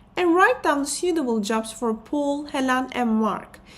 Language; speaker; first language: English; non-native, fluent; Turkish